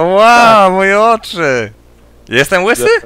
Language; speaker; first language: Polish; native; Polish